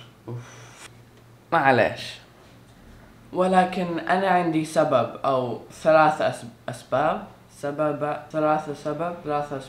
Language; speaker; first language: Arabic; early bilingual, heritage; Arabic